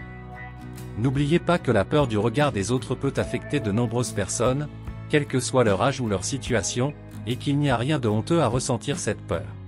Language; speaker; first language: French; native; French